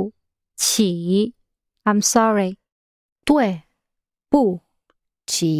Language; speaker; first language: Chinese; non-native, learner; English